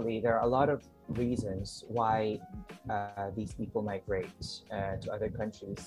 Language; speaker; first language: English; non-native, local second language; Filipino